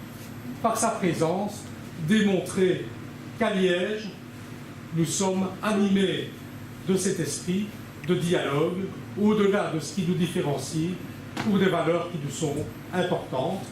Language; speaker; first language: French; native; French